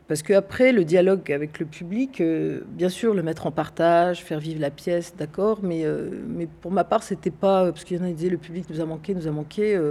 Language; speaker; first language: French; early bilingual, other home language; Arabic